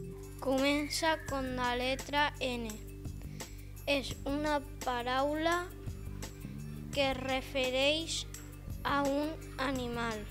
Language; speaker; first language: Catalan; non-native, local second language; Spanish